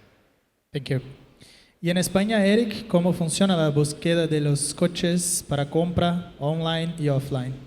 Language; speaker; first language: Spanish; non-native, fluent; Portuguese